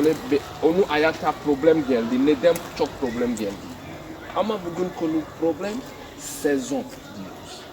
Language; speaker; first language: Turkish; non-native, learner; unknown